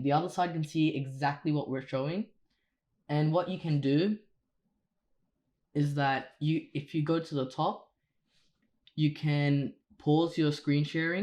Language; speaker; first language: English; native; English